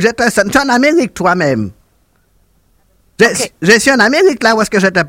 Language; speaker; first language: French; non-native, local second language; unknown